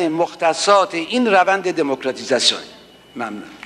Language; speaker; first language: Persian; native; Persian